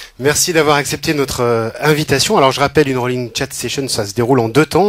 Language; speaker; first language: French; native; French